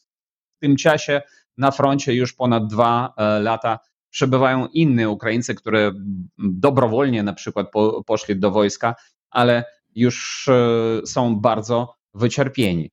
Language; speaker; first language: Polish; non-native, fluent; Ukrainian